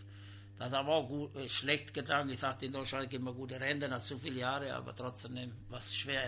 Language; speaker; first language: German; non-native, learner; Italian